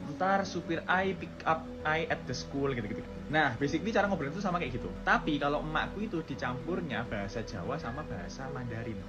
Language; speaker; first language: Indonesian; native; Indonesian